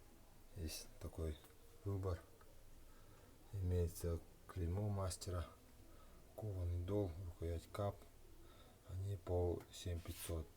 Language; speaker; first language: Russian; native; Russian